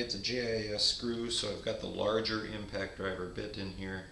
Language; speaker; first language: English; native; English